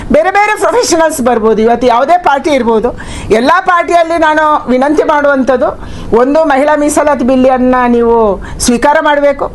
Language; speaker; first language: Kannada; native; Kannada